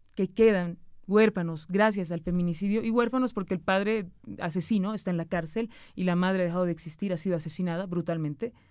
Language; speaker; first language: Spanish; native; Spanish